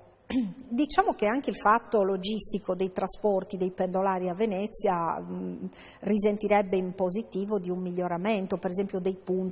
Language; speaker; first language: Italian; native; Italian